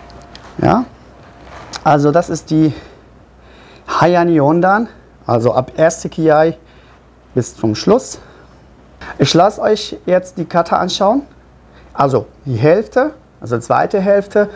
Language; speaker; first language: German; non-native, fluent; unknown